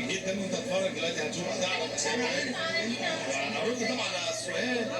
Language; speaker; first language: Arabic; native; Arabic